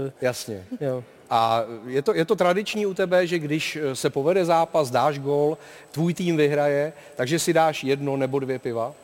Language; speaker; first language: Czech; native; Czech